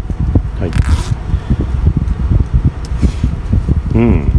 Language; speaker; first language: Japanese; native; Japanese